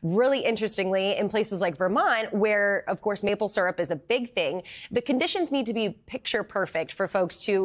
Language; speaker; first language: English; native; English